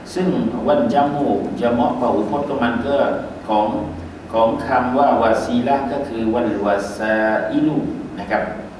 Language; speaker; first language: Thai; native; Thai